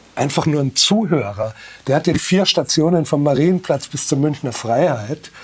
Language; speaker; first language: German; native; German